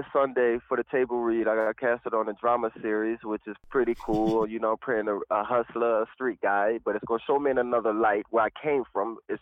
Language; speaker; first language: English; native; English